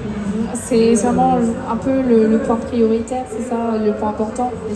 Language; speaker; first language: French; native; French